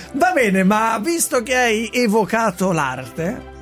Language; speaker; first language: Italian; native; Italian